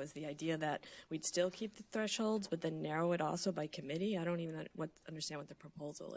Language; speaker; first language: English; native; English